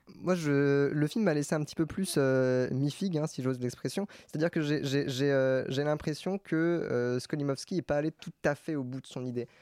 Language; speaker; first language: French; native; French